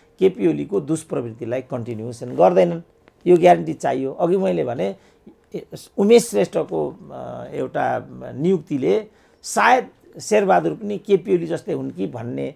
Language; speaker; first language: Nepali; native; Nepali